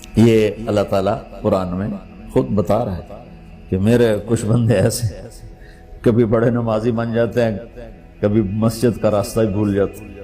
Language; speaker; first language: Urdu; non-native, local second language; Punjabi